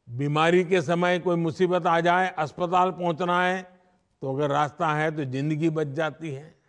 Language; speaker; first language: Hindi; non-native, local second language; Gujarati